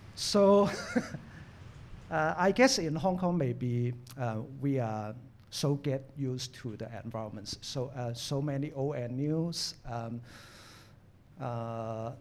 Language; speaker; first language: English; non-native, local second language; Cantonese